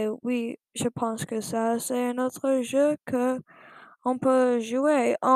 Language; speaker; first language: French; non-native, learner; English